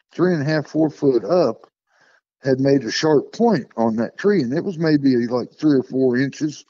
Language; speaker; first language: English; native; English